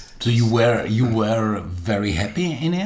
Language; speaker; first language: English; non-native, learner; German